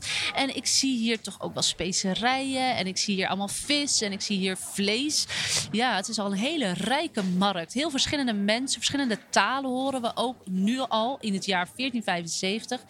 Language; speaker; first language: Dutch; native; Dutch